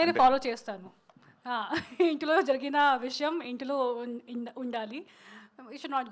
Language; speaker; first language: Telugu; non-native, local second language; Hindi